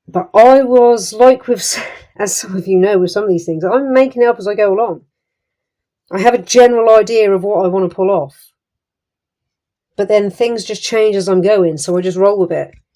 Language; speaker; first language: English; native; English